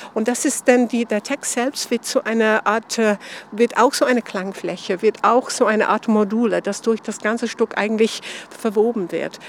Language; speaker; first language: German; non-native, fluent; English